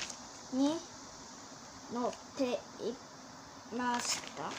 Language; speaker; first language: Japanese; early bilingual, heritage; Korean